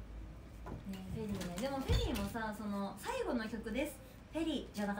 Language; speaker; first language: Japanese; native; Japanese